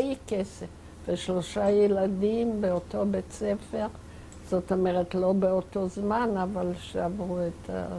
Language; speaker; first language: Hebrew; non-native, fluent; Yiddish